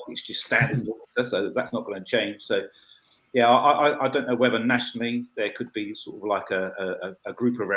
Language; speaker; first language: English; native; English